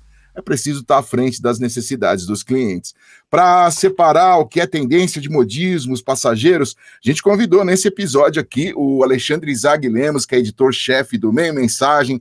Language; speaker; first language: Portuguese; native; Portuguese